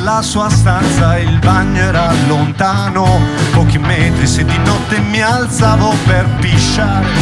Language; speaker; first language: Italian; native; Italian